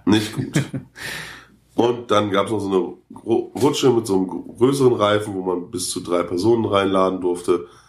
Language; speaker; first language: German; native; German